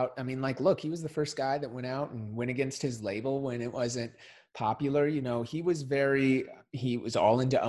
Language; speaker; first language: English; native; English